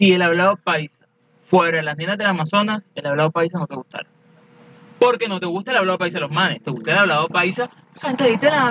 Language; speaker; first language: Spanish; native; Spanish